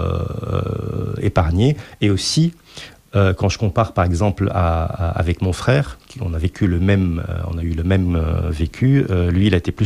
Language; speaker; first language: French; non-native, local second language; Arabic